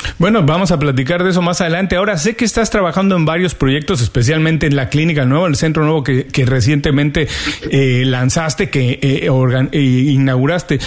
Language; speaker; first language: Spanish; native; Spanish